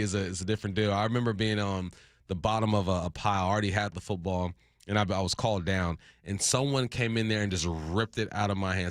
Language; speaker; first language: English; native; English